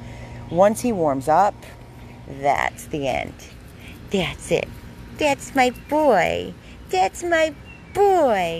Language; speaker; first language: English; native; English